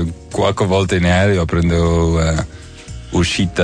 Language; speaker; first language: Italian; non-native, learner; Dutch